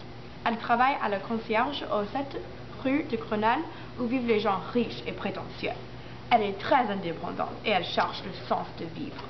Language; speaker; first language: French; non-native, learner; English